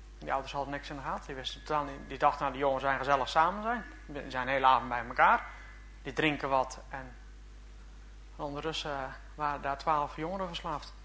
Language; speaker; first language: Dutch; native; Dutch